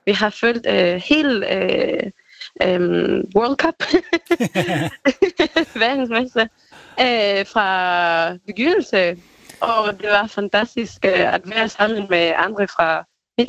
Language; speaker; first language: Danish; non-native, fluent; Spanish